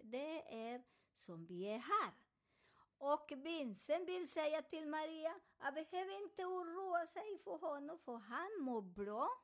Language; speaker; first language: Swedish; non-native, fluent; Spanish